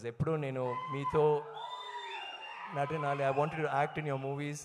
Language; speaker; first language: Telugu; non-native, learner; Tamil